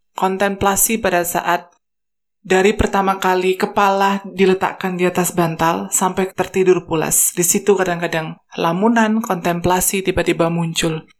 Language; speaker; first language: Indonesian; native; Indonesian